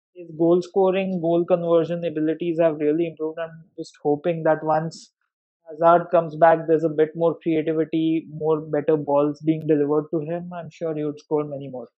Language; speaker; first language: English; non-native, local second language; Hindi